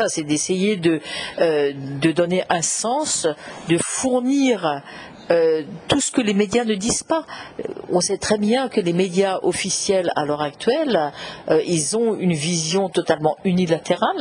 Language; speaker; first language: French; native; French